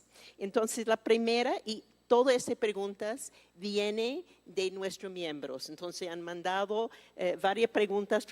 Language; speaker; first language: Spanish; non-native, fluent; English